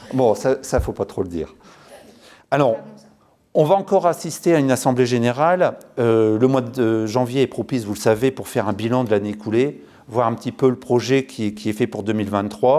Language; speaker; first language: French; native; French